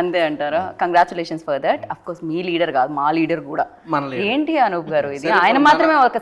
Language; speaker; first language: Telugu; native; Telugu